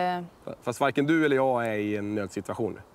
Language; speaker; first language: Swedish; native; Swedish